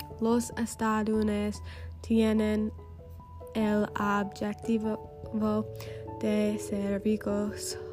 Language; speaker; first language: Spanish; non-native, learner; English